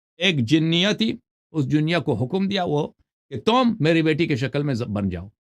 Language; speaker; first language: Urdu; non-native, fluent; Persian